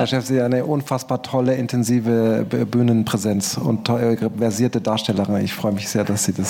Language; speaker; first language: German; native; German